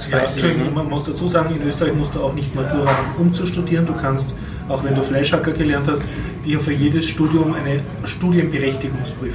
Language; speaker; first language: German; native; German